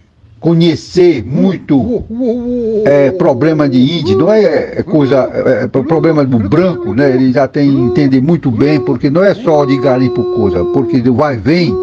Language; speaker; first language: Portuguese; non-native, local second language; Kayapó